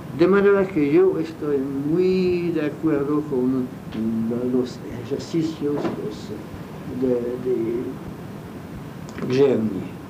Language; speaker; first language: Spanish; non-native, fluent; French